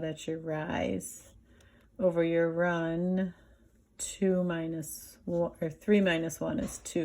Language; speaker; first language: English; native; English